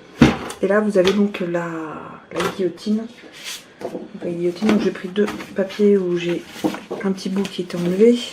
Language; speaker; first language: French; native; French